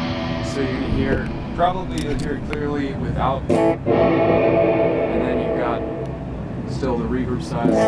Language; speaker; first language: English; native; English